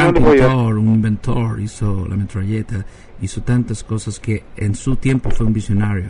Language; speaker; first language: Spanish; non-native, learner; French